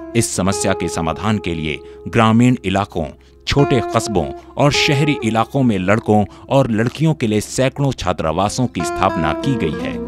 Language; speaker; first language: Hindi; native; Hindi